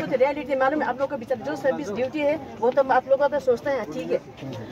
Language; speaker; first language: Hindi; non-native, local second language; Nepali